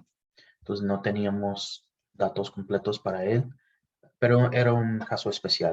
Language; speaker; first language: Spanish; non-native, fluent; English